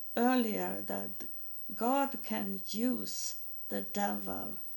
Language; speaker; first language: English; non-native, learner; Swedish